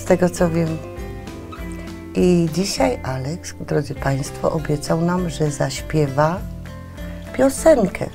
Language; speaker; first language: Polish; native; Polish